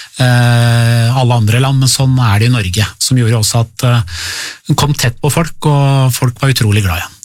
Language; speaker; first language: Norwegian; early bilingual, other home language; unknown